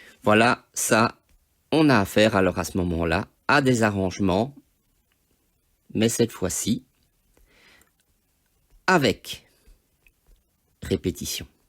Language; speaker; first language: French; native; French